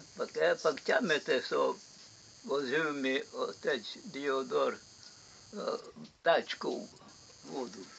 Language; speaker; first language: Ukrainian; native; Ukrainian